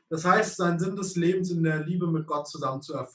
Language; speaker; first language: German; native; German